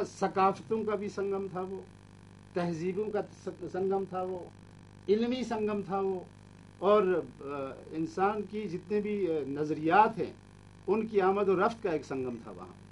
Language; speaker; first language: Urdu; non-native, local second language; Kashmiri